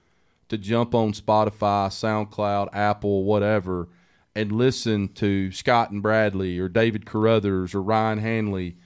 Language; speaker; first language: English; native; English